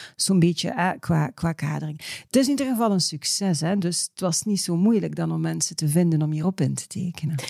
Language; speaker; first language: Dutch; native; Dutch